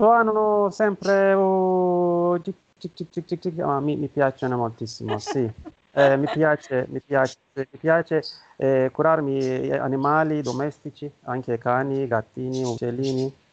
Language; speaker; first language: Italian; non-native, learner; Turkish